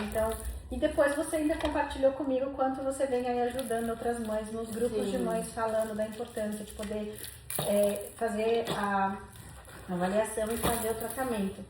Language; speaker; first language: Portuguese; native; Portuguese